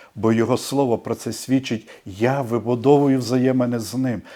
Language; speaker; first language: Ukrainian; native; Ukrainian